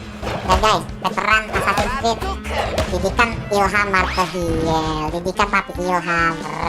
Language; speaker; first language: Indonesian; native; Indonesian